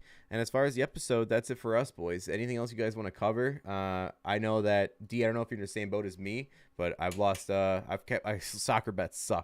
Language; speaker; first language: English; native; English